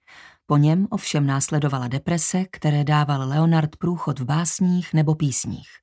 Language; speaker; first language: Czech; native; Czech